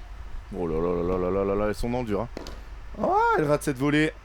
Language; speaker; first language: French; native; French